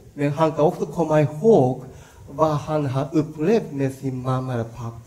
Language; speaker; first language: Swedish; non-native, learner; Japanese